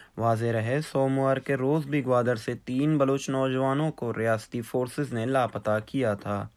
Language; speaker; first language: Urdu; non-native, local second language; Baluchi